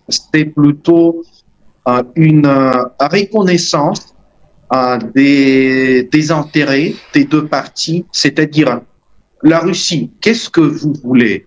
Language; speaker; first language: French; non-native, fluent; Russian